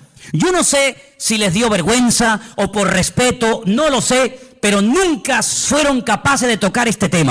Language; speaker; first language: Spanish; native; Spanish